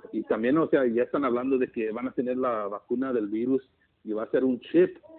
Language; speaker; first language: Spanish; early bilingual, heritage; Spanish